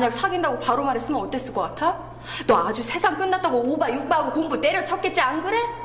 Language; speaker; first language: Korean; non-native, learner; Spanish